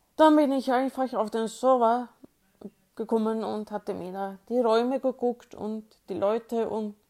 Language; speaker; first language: German; non-native, fluent; Swedish